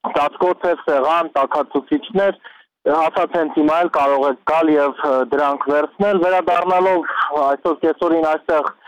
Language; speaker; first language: Armenian; native; Armenian